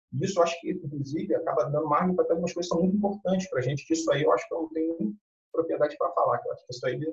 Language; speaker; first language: Portuguese; native; Portuguese